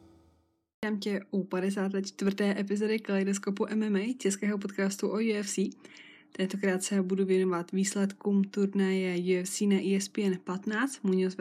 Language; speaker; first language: Czech; native; Czech